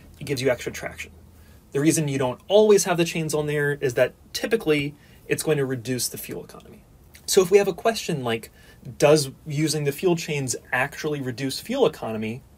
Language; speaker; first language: English; native; English